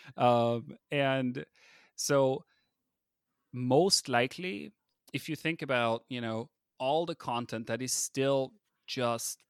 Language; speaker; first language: English; non-native, fluent; German